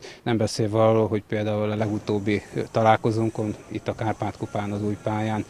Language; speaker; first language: Hungarian; native; Hungarian